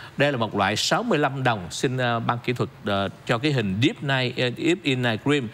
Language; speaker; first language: Vietnamese; native; Vietnamese